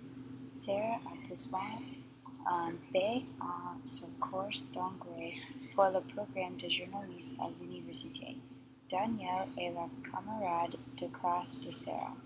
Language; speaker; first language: French; non-native, learner; English